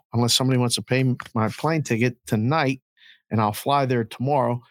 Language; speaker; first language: English; native; English